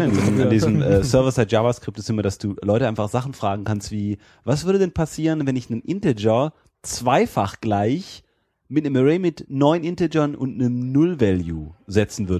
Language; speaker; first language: German; native; German